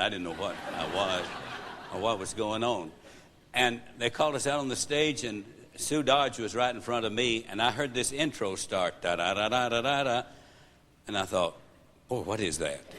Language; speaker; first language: English; native; English